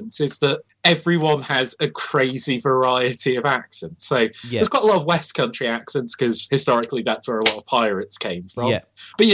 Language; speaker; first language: English; native; English